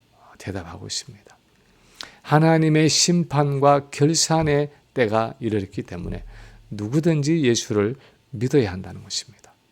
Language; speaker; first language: Korean; native; Korean